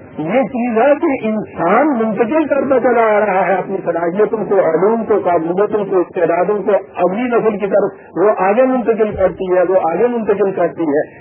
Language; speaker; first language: Urdu; non-native, local second language; Punjabi